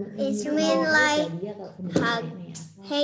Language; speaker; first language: English; non-native, learner; Indonesian